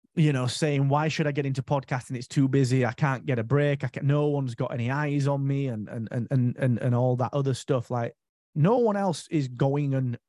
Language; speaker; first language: English; native; English